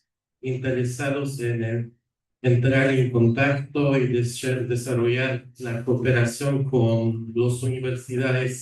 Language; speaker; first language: Spanish; non-native, fluent; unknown